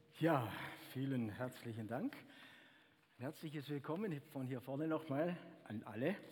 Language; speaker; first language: German; native; German